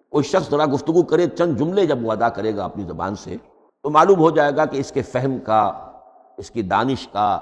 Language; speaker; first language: Urdu; native; Urdu